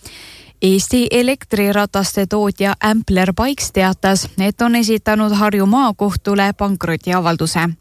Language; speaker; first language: Estonian; native; Estonian